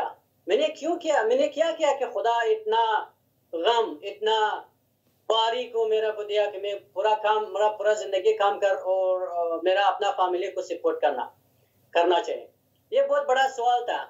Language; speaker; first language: Hindi; non-native, learner; Hazaragi